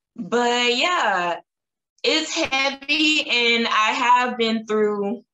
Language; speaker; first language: English; native; English